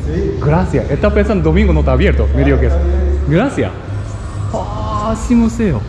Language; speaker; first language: Spanish; non-native, learner; Japanese